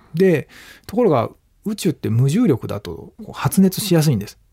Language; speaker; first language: Japanese; native; Japanese